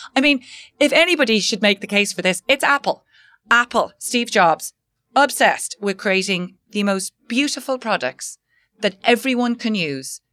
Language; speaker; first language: English; native; English